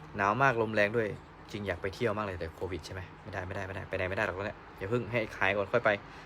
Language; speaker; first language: Thai; native; Thai